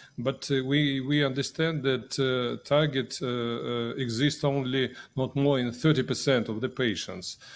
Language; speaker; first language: English; non-native, fluent; Russian